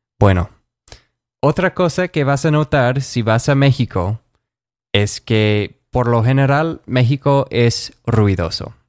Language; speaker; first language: Spanish; non-native, fluent; English